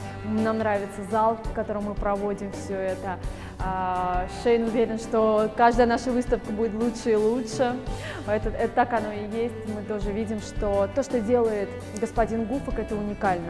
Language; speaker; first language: Russian; native; Russian